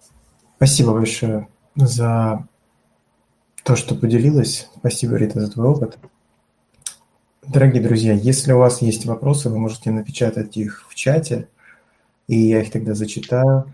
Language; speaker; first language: Russian; native; Russian